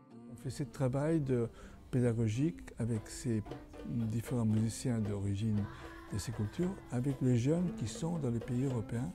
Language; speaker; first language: French; non-native, fluent; Catalan